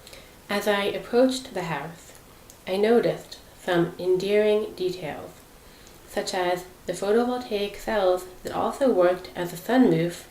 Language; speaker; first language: English; native; English